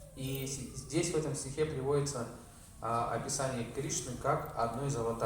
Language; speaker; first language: Russian; native; Russian